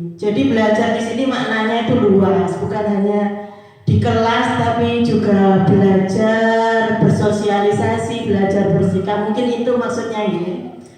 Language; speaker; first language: Indonesian; non-native, local second language; Javanese